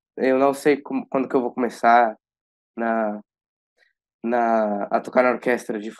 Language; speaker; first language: Portuguese; early bilingual, other home language; Spanish